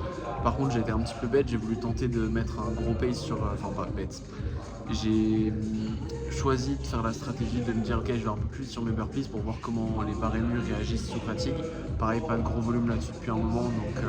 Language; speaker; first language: French; native; French